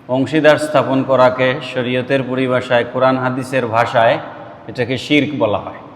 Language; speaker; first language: Bangla; non-native, local second language; Sylheti